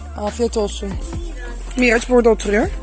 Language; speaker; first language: Turkish; non-native, fluent; Dutch